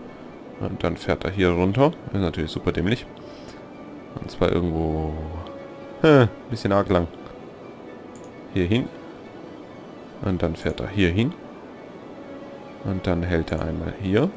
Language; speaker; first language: German; native; German